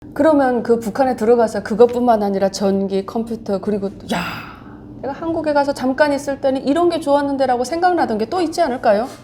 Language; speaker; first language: Korean; native; Korean